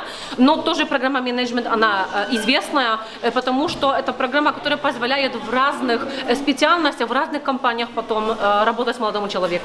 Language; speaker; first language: Russian; non-native, learner; Polish